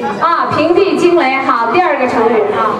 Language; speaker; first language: Chinese; native; Chinese